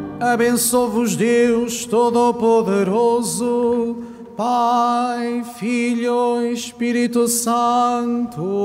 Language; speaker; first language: Portuguese; native; Portuguese